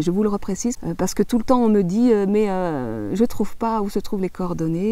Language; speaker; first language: French; native; French